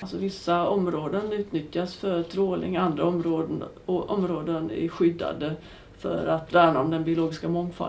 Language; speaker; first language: Swedish; native; Swedish